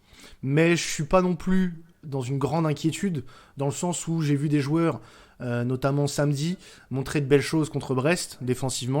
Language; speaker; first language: French; native; French